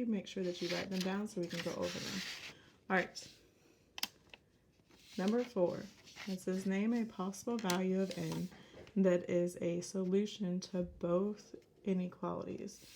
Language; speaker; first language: English; native; English